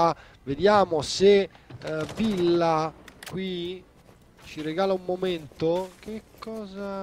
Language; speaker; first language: Italian; native; Italian